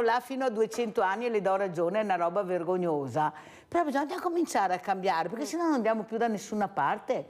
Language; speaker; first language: Italian; native; Italian